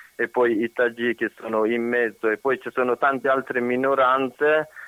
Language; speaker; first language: Italian; non-native, fluent; Persian